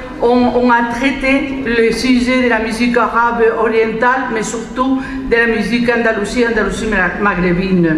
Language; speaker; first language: French; non-native, fluent; Spanish